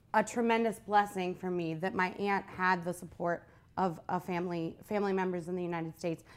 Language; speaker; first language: English; native; English